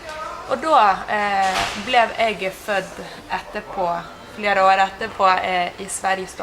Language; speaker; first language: Norwegian; non-native, fluent; Spanish